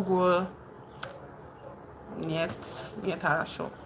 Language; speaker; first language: Russian; non-native, learner; English